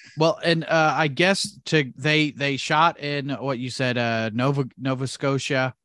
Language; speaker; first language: English; native; English